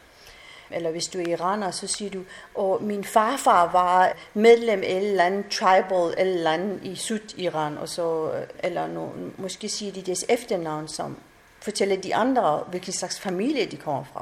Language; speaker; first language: Danish; non-native, fluent; Persian